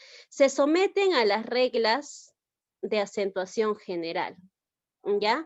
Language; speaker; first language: Spanish; native; Spanish